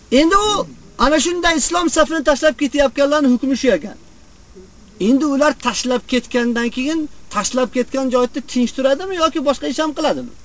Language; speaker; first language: Uzbek; native; Uzbek